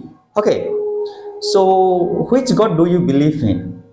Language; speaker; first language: English; non-native, fluent; Hindi